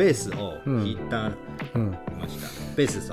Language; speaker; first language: Japanese; non-native, fluent; Chinese